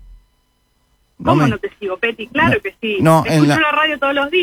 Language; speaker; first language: Spanish; native; Spanish